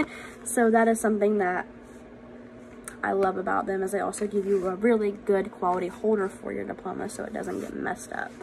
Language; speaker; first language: English; native; English